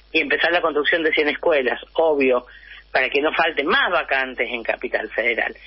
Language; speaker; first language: Spanish; native; Spanish